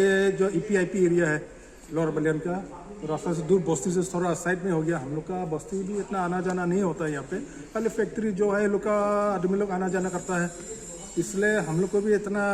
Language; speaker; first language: Hindi; non-native, local second language; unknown